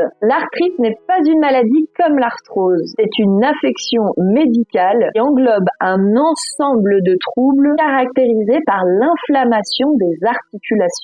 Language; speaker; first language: French; native; French